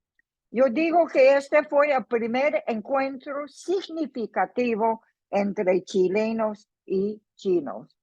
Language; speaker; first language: Spanish; non-native, fluent; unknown